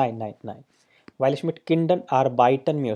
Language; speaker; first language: German; non-native, fluent; Hindi